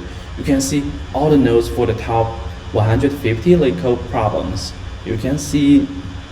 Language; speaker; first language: English; non-native, fluent; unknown